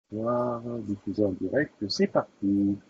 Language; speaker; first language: French; native; French